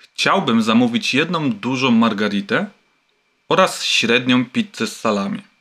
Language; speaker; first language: Polish; native; Polish